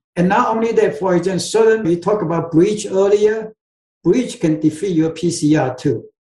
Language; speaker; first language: English; non-native, fluent; Chinese